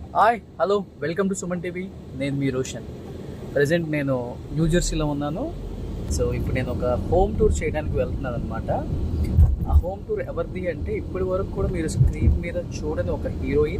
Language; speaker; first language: Telugu; native; Telugu